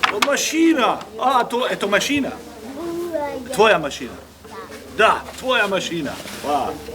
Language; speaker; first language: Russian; non-native, learner; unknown